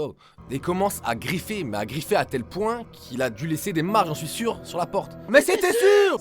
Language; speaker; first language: French; native; French